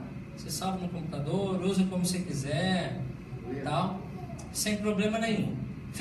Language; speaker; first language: Portuguese; native; Portuguese